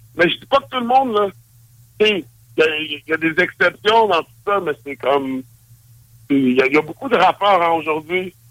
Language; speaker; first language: French; native; French